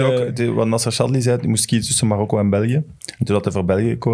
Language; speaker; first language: Dutch; native; Dutch